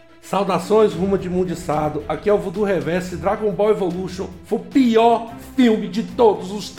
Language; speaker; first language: Portuguese; native; Portuguese